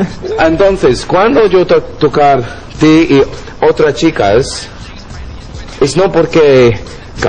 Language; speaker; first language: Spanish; non-native, learner; English